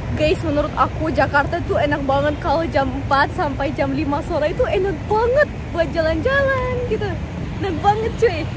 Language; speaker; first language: Indonesian; early bilingual, other home language; Russian